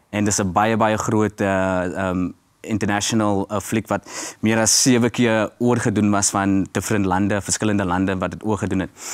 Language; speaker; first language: Afrikaans; early bilingual, heritage; Afrikaans